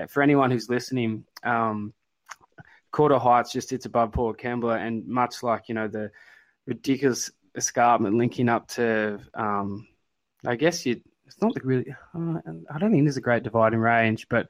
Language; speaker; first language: English; native; English